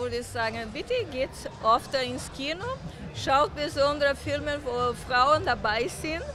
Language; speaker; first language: German; non-native, fluent; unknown